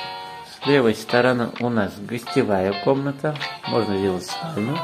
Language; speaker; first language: Russian; non-native, fluent; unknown